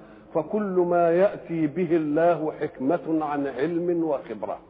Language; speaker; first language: Arabic; native; Arabic